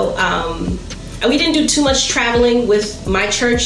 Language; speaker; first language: English; native; English